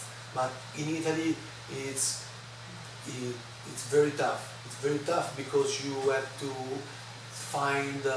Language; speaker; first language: English; non-native, learner; Italian